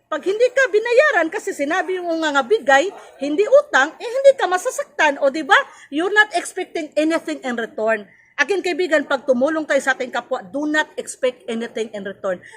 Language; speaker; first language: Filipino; non-native, local second language; Cebuano